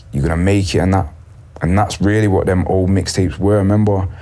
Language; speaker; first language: English; native; English